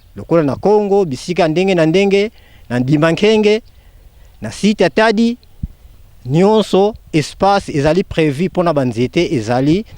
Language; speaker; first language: Lingala; non-native, local second language; Kongo